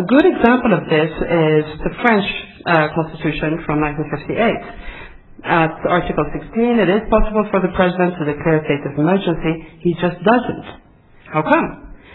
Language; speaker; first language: English; non-native, fluent; Swedish